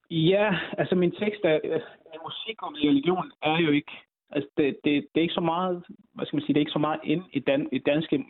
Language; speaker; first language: Danish; early bilingual, other home language; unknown